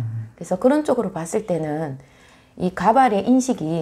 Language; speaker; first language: Korean; native; Korean